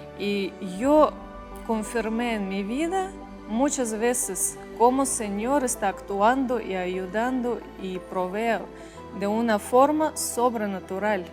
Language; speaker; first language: Spanish; non-native, fluent; Russian